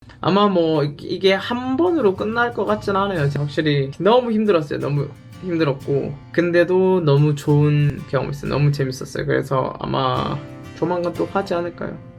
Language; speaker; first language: Korean; native; Korean